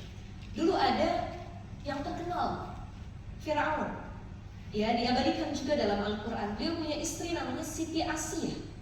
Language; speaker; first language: Indonesian; native; Indonesian